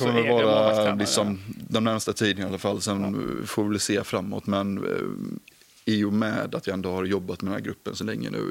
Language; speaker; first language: Swedish; native; Swedish